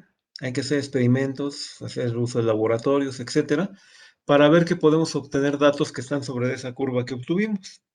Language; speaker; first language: Spanish; native; Spanish